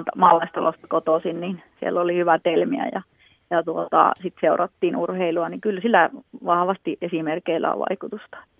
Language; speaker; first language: Finnish; native; Finnish